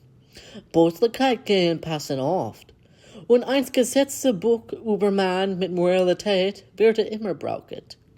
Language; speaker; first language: German; non-native, learner; English